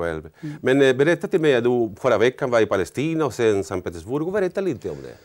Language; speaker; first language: Swedish; non-native, learner; Spanish